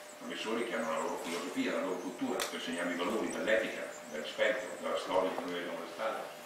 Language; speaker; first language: Italian; native; Italian